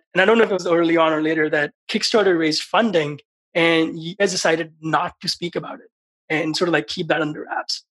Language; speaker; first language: English; non-native, local second language; Hindi